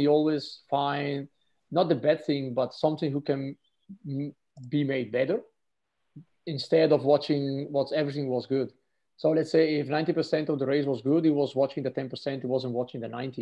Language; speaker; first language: English; non-native, fluent; Italian